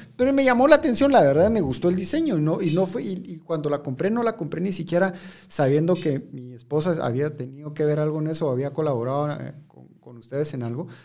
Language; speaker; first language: Spanish; native; Spanish